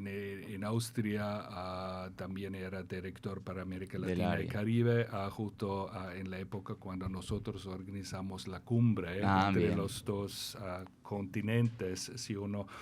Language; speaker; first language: Spanish; non-native, fluent; German